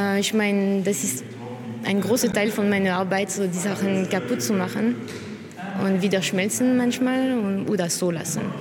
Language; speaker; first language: German; non-native, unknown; French